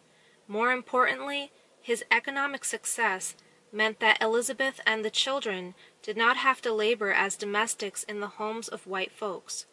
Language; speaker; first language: English; native; English